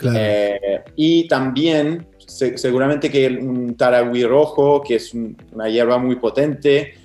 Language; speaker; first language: Spanish; non-native, fluent; English